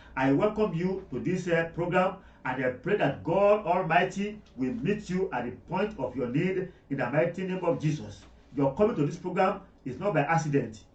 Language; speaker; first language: English; non-native, local second language; Yoruba